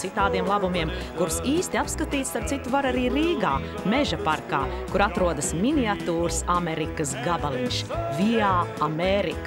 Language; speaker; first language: Latvian; native; Latvian